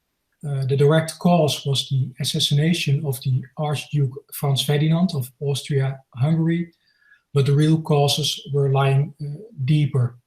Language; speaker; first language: English; non-native, fluent; Dutch